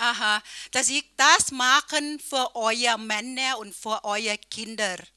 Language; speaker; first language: German; non-native, learner; Thai